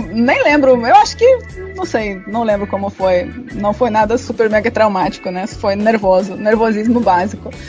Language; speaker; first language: Portuguese; non-native, fluent; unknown